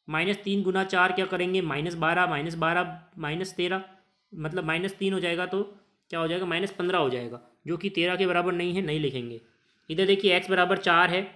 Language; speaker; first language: Hindi; native; Hindi